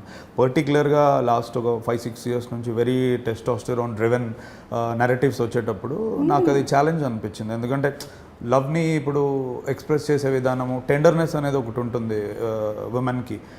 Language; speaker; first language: Telugu; native; Telugu